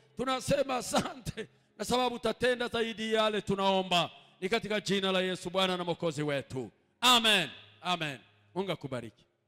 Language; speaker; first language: Swahili; non-native, local second language; Kinyarwanda